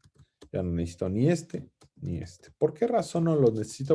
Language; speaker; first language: Spanish; native; Spanish